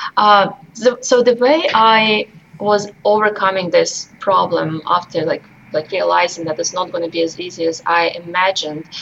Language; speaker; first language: English; non-native, fluent; Russian